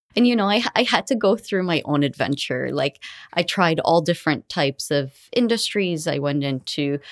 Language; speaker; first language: English; early bilingual, other home language; Arabic